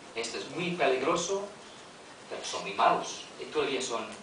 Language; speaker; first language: Spanish; non-native, learner; English